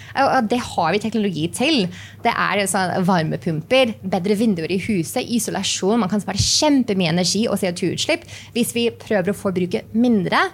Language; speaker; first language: Norwegian; non-native, fluent; English